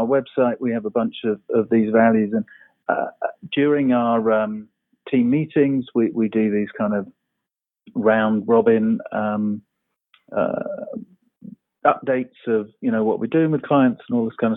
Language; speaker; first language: English; native; English